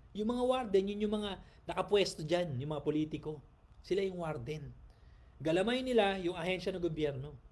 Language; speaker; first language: Filipino; native; Filipino